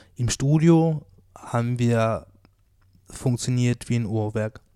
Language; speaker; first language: German; native; German